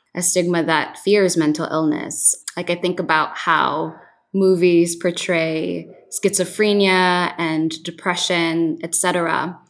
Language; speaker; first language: English; non-native, local second language; Filipino